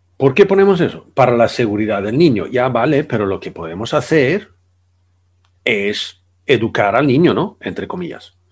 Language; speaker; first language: Spanish; non-native, fluent; Swedish